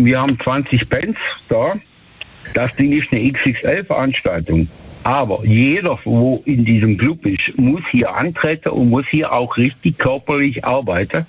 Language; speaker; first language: German; native; German